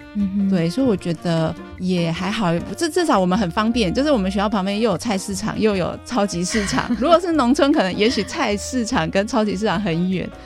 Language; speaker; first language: Chinese; native; Chinese